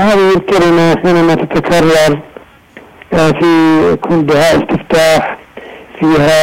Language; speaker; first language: Arabic; native; Arabic